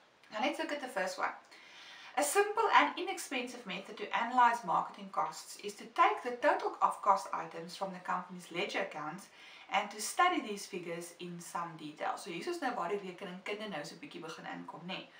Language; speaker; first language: English; non-native, local second language; Afrikaans